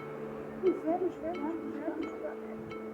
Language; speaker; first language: Portuguese; non-native, local second language; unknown